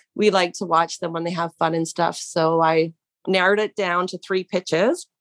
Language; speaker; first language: English; native; English